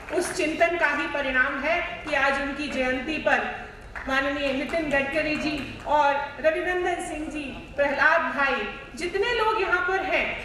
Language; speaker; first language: Hindi; native; Hindi